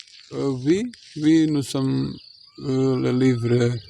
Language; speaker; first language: French; non-native, fluent; Croatian